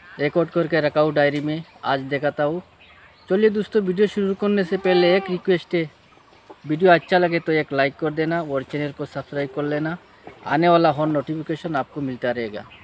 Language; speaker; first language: Hindi; non-native, local second language; Bangla